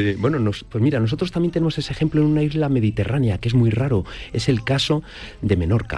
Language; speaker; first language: Spanish; native; Spanish